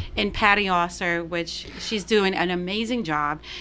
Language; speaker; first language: English; non-native, fluent; Spanish